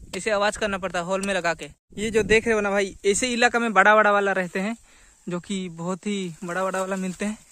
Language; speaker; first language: Hindi; non-native, local second language; Santali